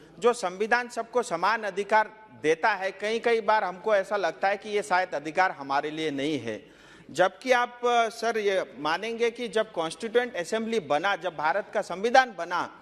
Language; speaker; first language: Hindi; non-native, local second language; Nepali